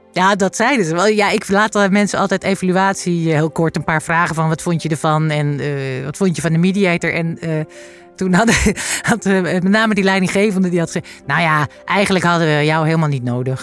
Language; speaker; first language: Dutch; native; Dutch